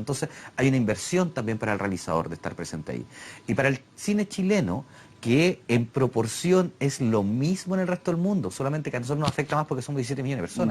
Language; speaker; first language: Spanish; native; Spanish